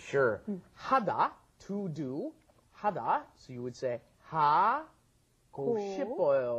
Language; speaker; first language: Korean; non-native, fluent; English